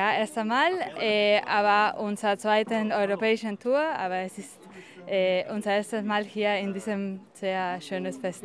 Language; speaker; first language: German; non-native, learner; Spanish